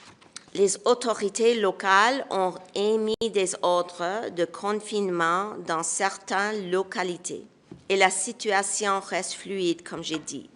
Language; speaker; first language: French; non-native, fluent; English